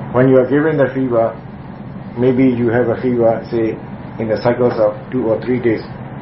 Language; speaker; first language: English; non-native, fluent; Burmese